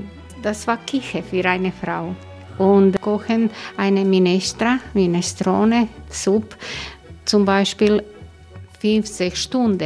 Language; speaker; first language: German; non-native, learner; Croatian